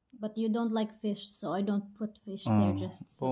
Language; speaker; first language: English; non-native, local second language; Cebuano